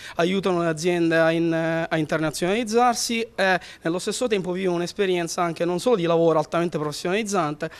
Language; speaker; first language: Italian; native; Italian